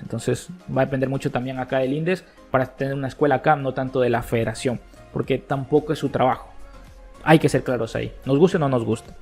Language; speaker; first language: Spanish; native; Spanish